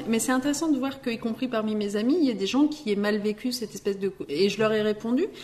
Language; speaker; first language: French; early bilingual, other home language; Riffian